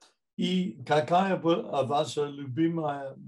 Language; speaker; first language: Russian; non-native, fluent; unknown